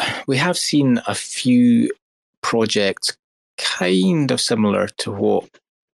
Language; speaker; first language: English; native; English